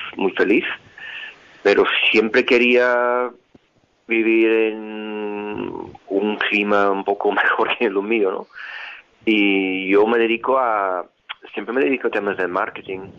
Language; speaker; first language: Spanish; non-native, fluent; English